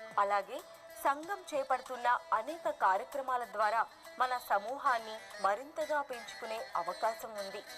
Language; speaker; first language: Telugu; early bilingual, heritage; Telugu